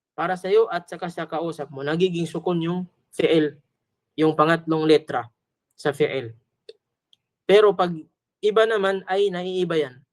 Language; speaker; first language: Filipino; native; Filipino